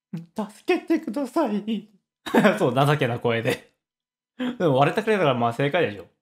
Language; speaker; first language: Japanese; non-native, fluent; Korean